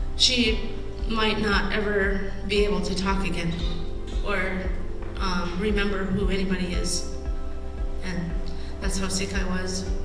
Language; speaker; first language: English; native; English